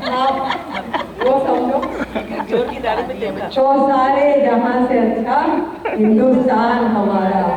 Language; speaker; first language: Hindi; native; Hindi